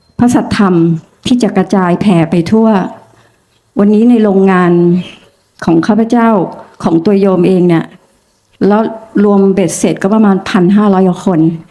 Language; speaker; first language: Thai; native; Thai